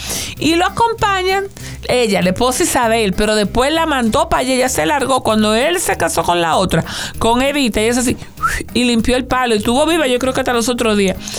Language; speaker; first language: Spanish; native; Spanish